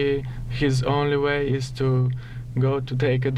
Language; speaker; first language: English; non-native, learner; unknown